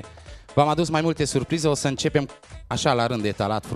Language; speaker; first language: Romanian; native; Romanian